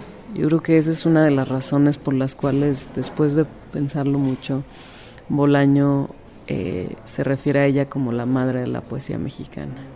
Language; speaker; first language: Spanish; native; Spanish